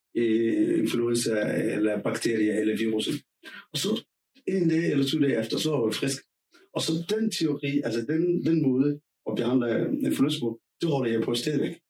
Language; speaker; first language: Danish; non-native, fluent; Somali